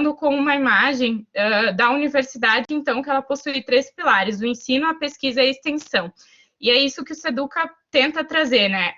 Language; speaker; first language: Portuguese; native; Portuguese